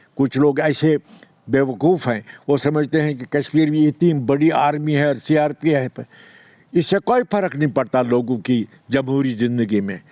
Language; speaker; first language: Urdu; non-native, local second language; Kashmiri